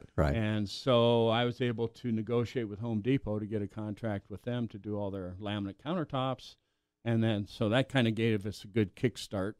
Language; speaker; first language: English; native; English